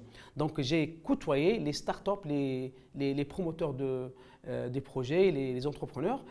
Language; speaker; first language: French; non-native, local second language; Arabic